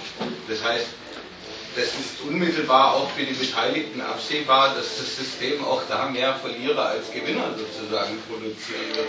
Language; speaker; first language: German; native; German